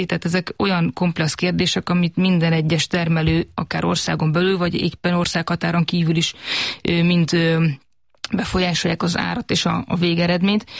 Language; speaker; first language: Hungarian; native; Hungarian